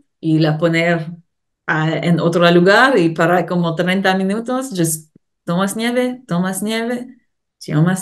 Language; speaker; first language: Spanish; non-native, learner; English